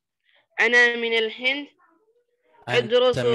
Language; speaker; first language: Arabic; non-native, learner; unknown